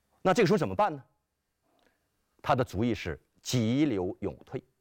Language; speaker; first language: Chinese; native; Chinese